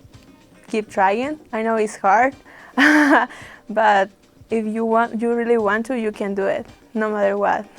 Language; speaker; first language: English; non-native, local second language; Spanish